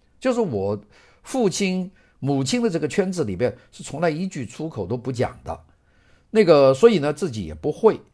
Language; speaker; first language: Chinese; non-native, local second language; Cantonese